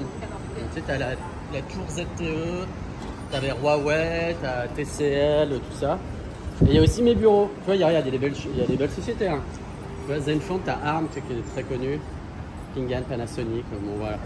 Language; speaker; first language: French; native; French